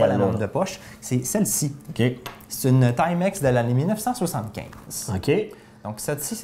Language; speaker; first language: French; native; French